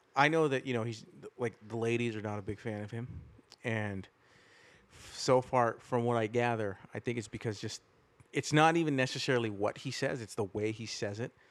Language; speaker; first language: English; native; English